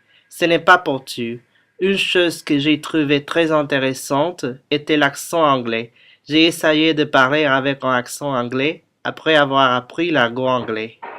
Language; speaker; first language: French; non-native, learner; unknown